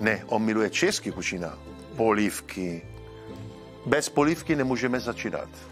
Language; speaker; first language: Czech; non-native, learner; Italian